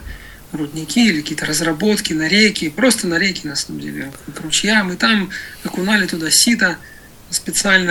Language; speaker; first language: Russian; native; Russian